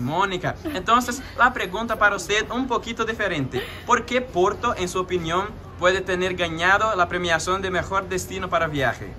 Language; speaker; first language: Spanish; non-native, learner; Portuguese